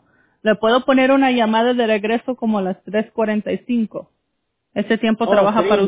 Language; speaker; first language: Spanish; early bilingual, heritage; English